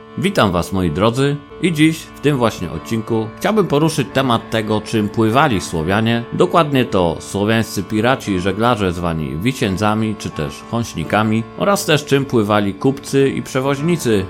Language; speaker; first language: Polish; native; Polish